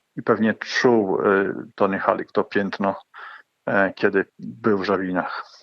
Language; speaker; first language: Polish; native; Polish